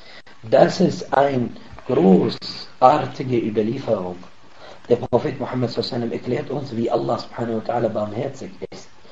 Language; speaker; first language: German; non-native, fluent; Arabic